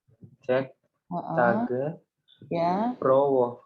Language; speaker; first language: German; non-native, learner; Indonesian